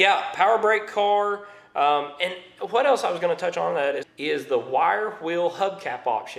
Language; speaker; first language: English; native; English